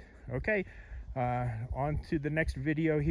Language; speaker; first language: English; native; English